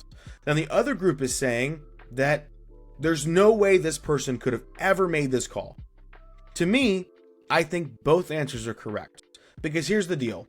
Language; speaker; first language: English; native; English